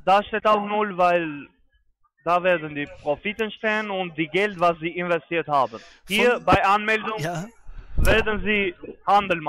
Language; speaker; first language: German; non-native, fluent; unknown